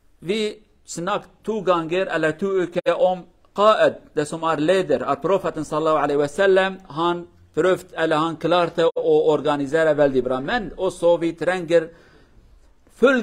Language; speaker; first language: Norwegian; non-native, learner; Kurdish